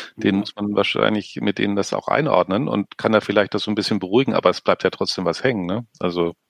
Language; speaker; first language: German; native; German